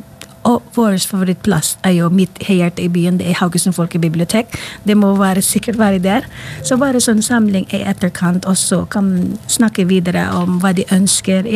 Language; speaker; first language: Norwegian; non-native, fluent; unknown